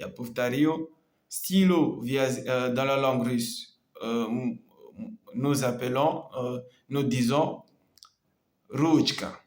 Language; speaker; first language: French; non-native, local second language; Comorian